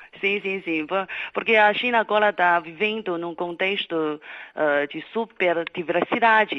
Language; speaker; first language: Portuguese; non-native, fluent; Chinese